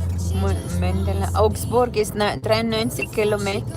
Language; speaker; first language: German; non-native, fluent; Cebuano